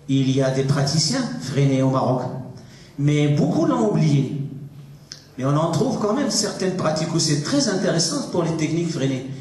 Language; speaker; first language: French; non-native, local second language; Arabic